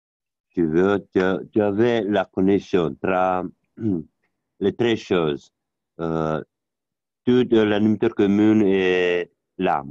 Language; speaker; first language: French; non-native, learner; Romanian